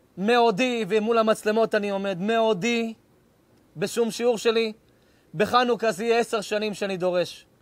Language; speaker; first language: Hebrew; native; Hebrew